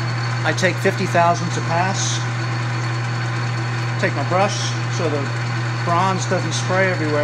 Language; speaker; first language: English; native; English